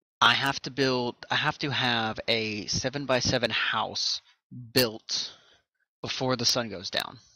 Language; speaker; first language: English; native; English